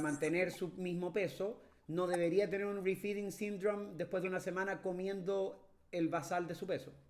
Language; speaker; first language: Spanish; native; Spanish